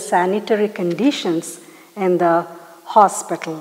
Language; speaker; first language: English; non-native, local second language; Malayalam